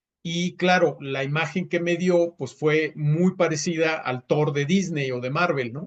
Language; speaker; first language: Spanish; native; Spanish